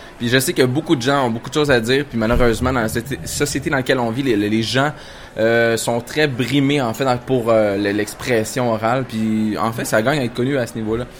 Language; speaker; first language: French; native; French